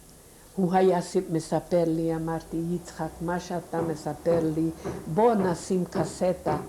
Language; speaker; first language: Hebrew; non-native, fluent; Yiddish